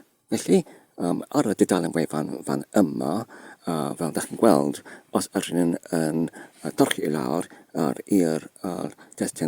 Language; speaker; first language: Welsh; non-native, fluent; English